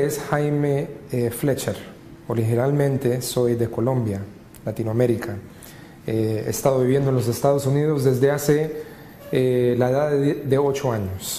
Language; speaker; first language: Spanish; early bilingual, other home language; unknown